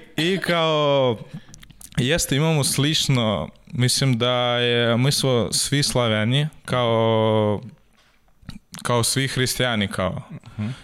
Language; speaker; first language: Serbian; non-native, learner; Russian